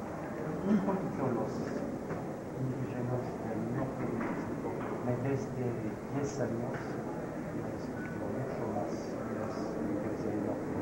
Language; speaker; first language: Spanish; non-native, learner; French